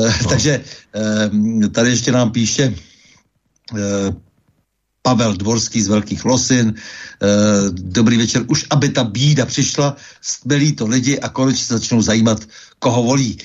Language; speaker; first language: Czech; native; Czech